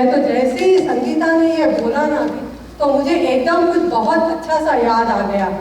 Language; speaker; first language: Hindi; native; Hindi